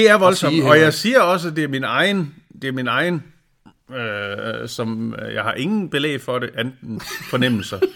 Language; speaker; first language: Danish; native; Danish